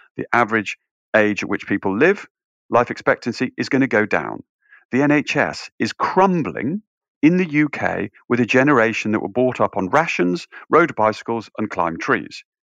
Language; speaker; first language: English; native; English